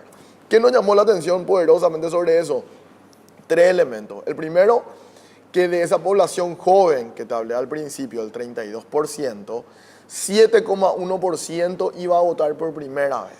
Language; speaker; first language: Spanish; native; Spanish